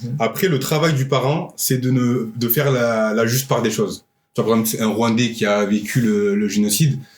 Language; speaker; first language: French; early bilingual, other home language; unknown